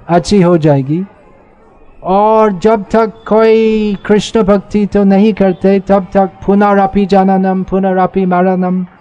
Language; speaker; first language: Hindi; non-native, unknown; English